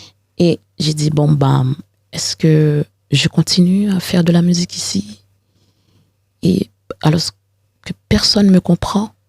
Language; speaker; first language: French; non-native, local second language; Haitian Creole